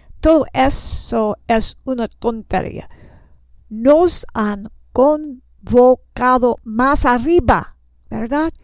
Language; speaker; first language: Spanish; non-native, learner; English